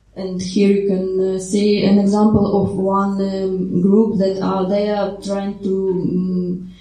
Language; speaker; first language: English; non-native, fluent; Ukrainian